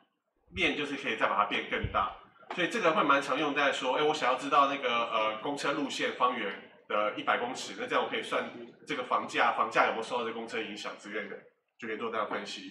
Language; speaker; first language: Chinese; native; Chinese